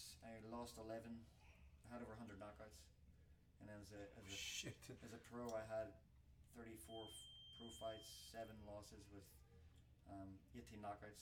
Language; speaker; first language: English; native; English